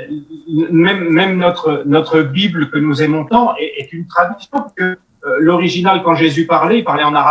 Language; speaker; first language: French; native; French